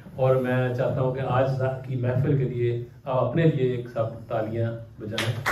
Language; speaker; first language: Urdu; non-native, local second language; Punjabi